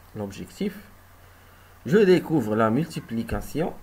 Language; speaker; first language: French; non-native, local second language; Arabic